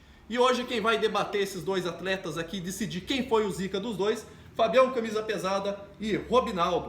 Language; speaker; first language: Portuguese; native; Portuguese